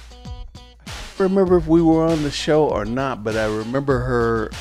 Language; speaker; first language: English; native; English